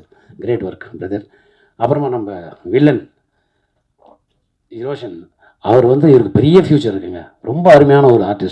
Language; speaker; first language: Tamil; native; Tamil